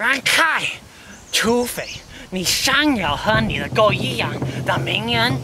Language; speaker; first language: Chinese; non-native, learner; English